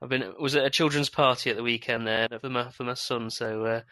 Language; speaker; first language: English; native; English